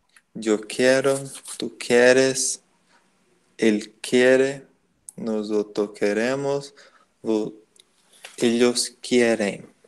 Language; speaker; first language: Spanish; non-native, learner; Portuguese